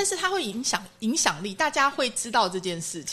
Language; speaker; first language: Chinese; native; Chinese